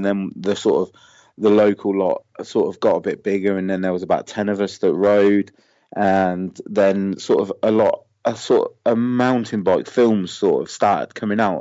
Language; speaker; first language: English; native; English